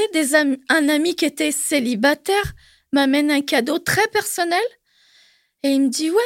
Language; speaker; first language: French; native; French